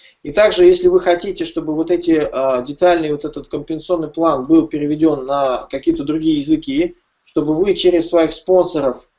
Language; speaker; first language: Russian; native; Russian